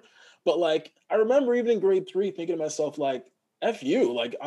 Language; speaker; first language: English; native; English